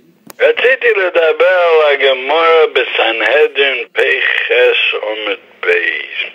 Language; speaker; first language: Hebrew; non-native, fluent; English